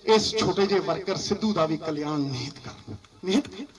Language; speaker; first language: Hindi; non-native, local second language; Punjabi